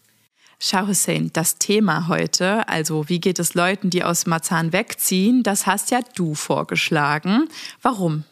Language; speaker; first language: German; native; German